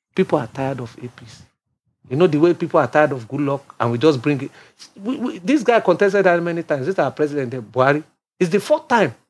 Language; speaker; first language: English; non-native, local second language; Yoruba